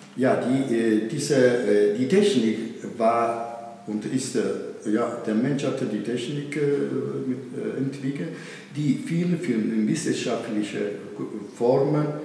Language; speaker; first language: German; non-native, fluent; Italian